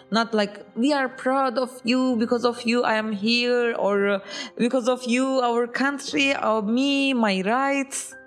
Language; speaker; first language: English; non-native, learner; Turkish